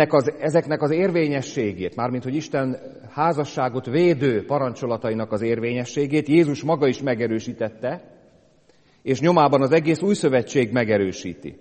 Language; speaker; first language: Hungarian; native; Hungarian